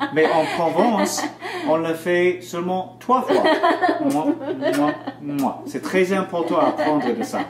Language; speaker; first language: French; non-native, learner; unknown